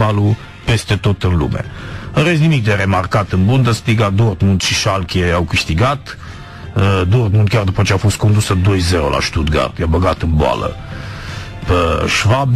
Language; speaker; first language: Romanian; native; Romanian